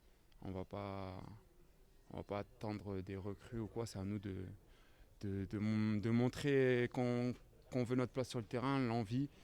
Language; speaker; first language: French; native; French